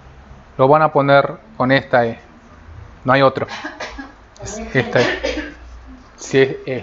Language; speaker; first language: Spanish; non-native, fluent; Korean